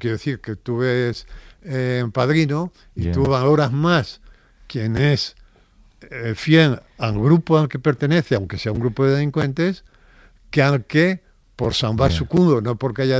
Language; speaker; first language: Spanish; native; Spanish